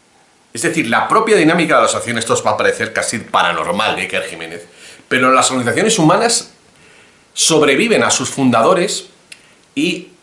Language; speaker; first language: Spanish; native; Spanish